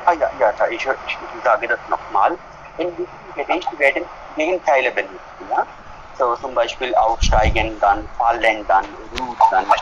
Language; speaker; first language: German; non-native, fluent; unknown